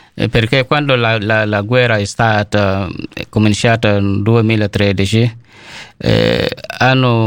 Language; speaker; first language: Italian; non-native, learner; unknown